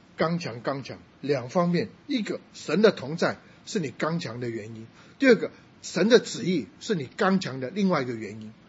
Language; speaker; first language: Chinese; non-native, local second language; Cantonese